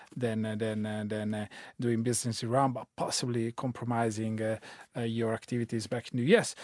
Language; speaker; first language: English; non-native, fluent; Italian